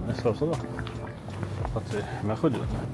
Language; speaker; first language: Japanese; non-native, learner; French